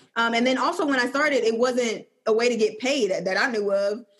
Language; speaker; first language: English; native; English